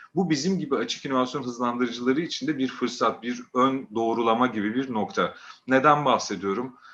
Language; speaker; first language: Turkish; native; Turkish